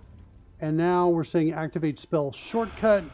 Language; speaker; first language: English; native; English